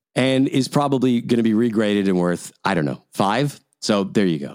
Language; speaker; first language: English; native; English